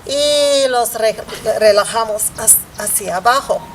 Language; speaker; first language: Spanish; non-native, fluent; English